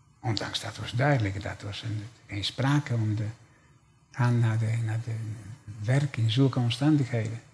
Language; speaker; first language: Dutch; non-native, fluent; Polish